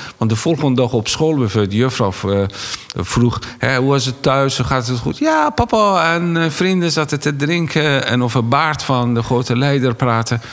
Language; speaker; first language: Dutch; non-native, fluent; Persian